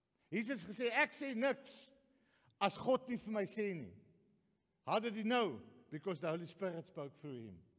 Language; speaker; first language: English; non-native, local second language; Afrikaans